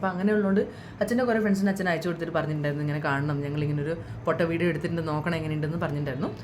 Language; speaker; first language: Malayalam; early bilingual, heritage; Malayalam